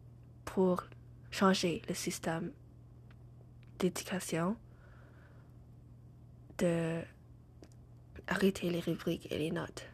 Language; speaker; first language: French; non-native, learner; English